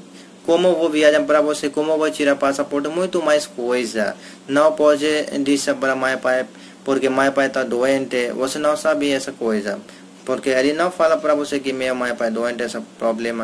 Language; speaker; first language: Portuguese; non-native, learner; Hindi